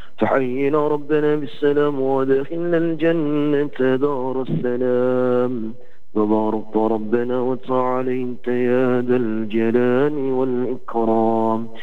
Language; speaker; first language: Arabic; non-native, fluent; Indonesian